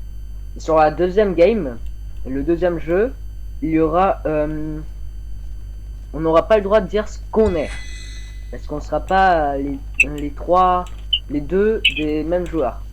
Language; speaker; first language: French; native; French